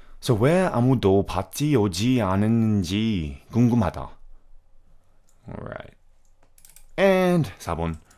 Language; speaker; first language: Korean; non-native, fluent; English